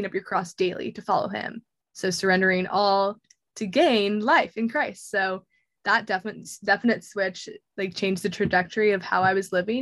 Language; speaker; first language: English; native; English